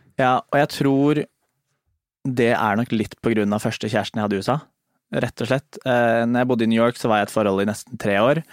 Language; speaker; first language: Norwegian; native; Norwegian